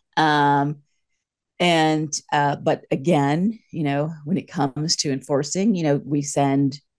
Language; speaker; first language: English; native; English